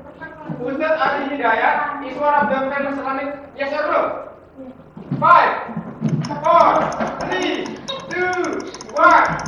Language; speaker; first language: English; non-native, fluent; Indonesian